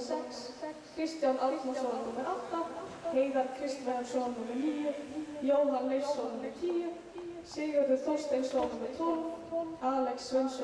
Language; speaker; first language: Icelandic; native; Icelandic